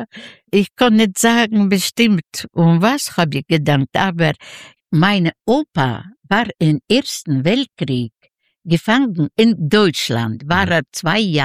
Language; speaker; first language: German; non-native, learner; Yiddish